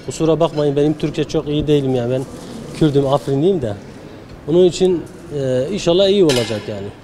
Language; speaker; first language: Turkish; non-native, learner; Kurdish